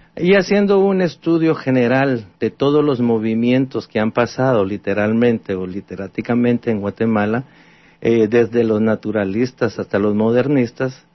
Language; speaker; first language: Spanish; native; Spanish